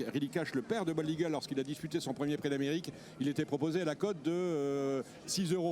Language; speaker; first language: French; native; French